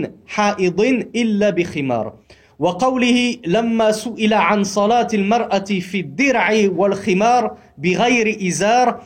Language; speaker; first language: Arabic; non-native, fluent; French